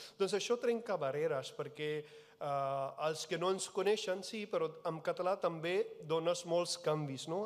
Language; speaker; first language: Catalan; non-native, fluent; Punjabi